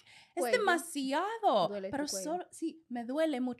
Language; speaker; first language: Spanish; non-native, learner; English